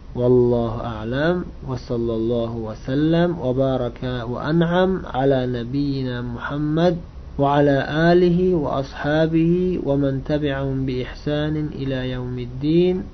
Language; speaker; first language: Arabic; non-native, fluent; Uzbek